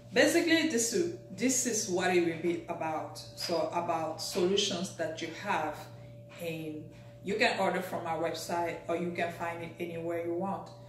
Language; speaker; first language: English; non-native, local second language; French